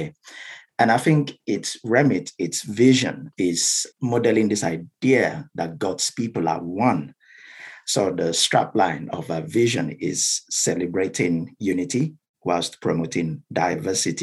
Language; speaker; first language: English; non-native, local second language; Yoruba